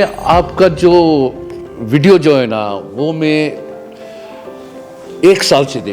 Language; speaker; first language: Hindi; non-native, fluent; Bangla